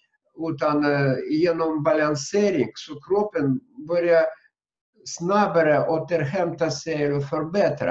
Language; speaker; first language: Swedish; non-native, fluent; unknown